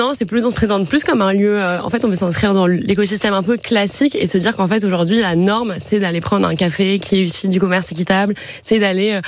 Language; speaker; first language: French; native; French